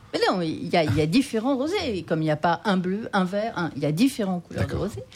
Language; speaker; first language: French; native; French